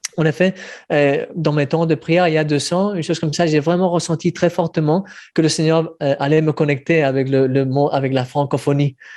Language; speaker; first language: French; early bilingual, heritage; Spanish